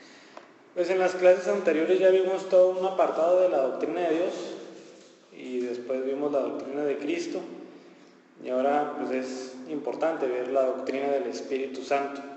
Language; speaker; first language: Spanish; native; Spanish